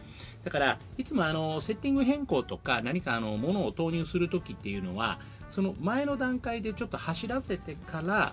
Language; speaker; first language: Japanese; native; Japanese